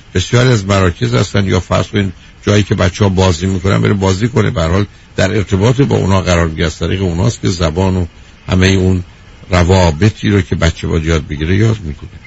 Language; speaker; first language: Persian; native; Persian